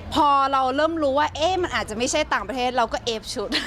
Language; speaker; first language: Thai; native; Thai